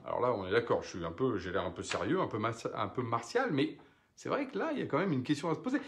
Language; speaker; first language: French; native; French